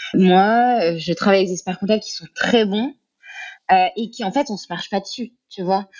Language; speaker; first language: French; native; French